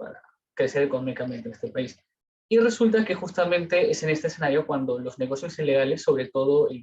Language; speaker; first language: Spanish; native; Spanish